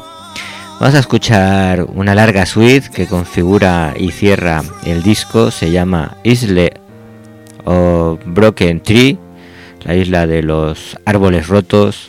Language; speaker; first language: Spanish; native; Spanish